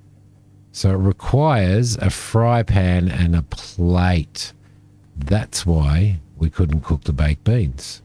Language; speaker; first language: English; native; English